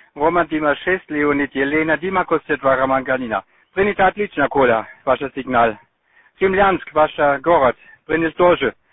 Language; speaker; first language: Russian; non-native, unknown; German